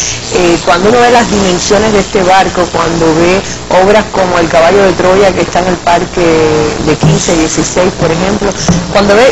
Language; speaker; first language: Spanish; native; Spanish